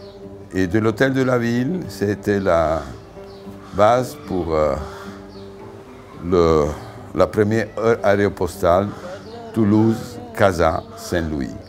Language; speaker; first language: French; non-native, fluent; Italian